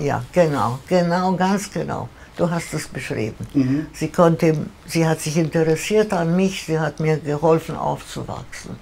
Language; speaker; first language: German; non-native, fluent; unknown